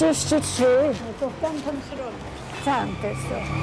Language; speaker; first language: Swedish; non-native, fluent; Polish